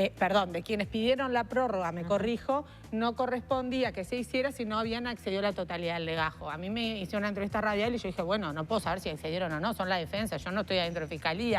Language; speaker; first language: Spanish; native; Spanish